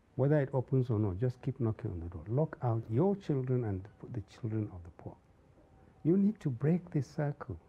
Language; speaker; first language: English; non-native, local second language; Hausa